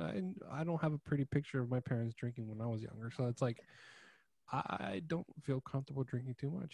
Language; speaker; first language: English; native; English